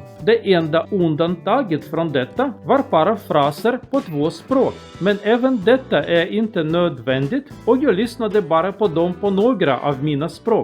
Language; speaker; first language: Swedish; non-native, learner; Russian